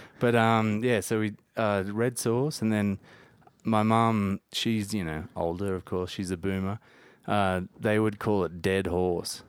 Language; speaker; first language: English; native; English